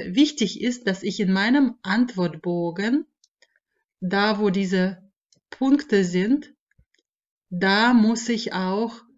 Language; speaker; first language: German; non-native, fluent; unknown